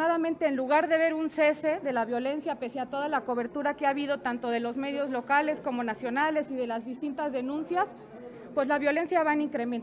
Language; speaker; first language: Spanish; native; Spanish